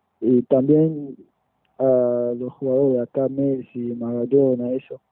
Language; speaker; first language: Spanish; non-native, fluent; French